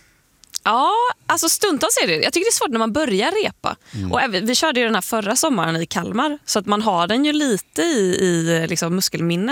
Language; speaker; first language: Swedish; native; Swedish